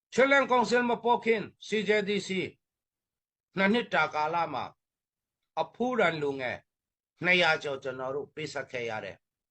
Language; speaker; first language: Burmese; non-native, local second language; Hakha Chin